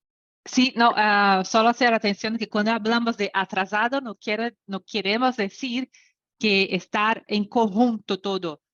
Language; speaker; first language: Spanish; non-native, learner; Portuguese